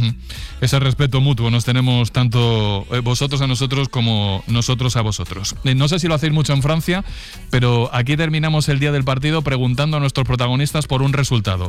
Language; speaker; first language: Spanish; native; Spanish